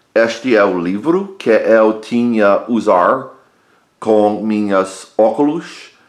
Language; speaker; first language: Portuguese; non-native, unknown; English